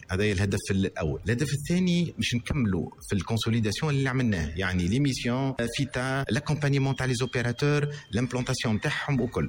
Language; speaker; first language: Arabic; native; Arabic